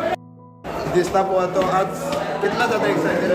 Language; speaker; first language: Hindi; non-native, local second language; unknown